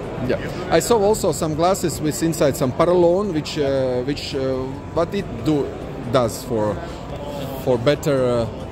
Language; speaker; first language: English; non-native, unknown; Latvian